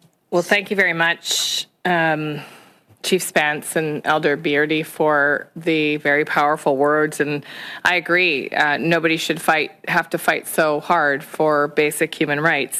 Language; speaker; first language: English; native; English